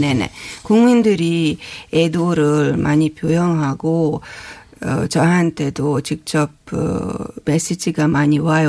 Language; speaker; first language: Korean; non-native, fluent; Hungarian